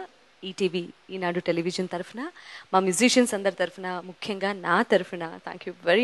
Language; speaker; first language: Telugu; native; Telugu